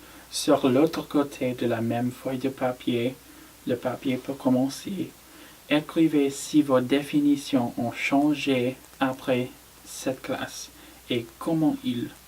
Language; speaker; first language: French; non-native, learner; English